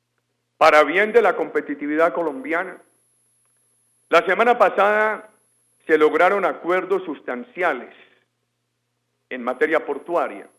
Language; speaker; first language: Spanish; native; Spanish